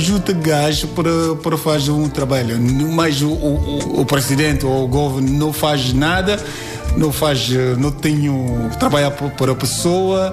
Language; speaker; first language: Portuguese; non-native, learner; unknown